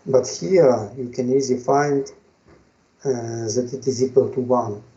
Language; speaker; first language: English; non-native, fluent; Ukrainian